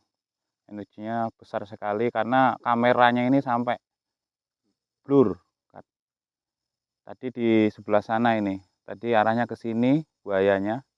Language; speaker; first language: Indonesian; native; Indonesian